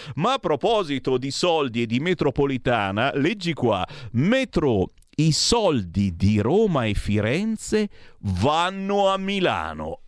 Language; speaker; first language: Italian; native; Italian